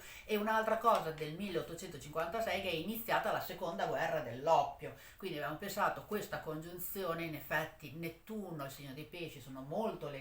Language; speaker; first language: Italian; native; Italian